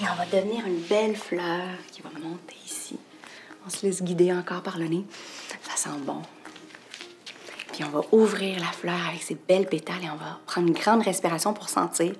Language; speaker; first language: French; native; French